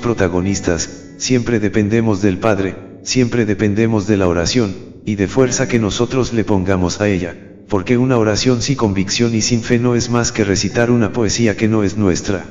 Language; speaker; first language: Spanish; native; Spanish